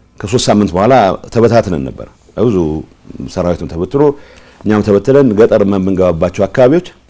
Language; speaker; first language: Amharic; non-native, local second language; Tigrinya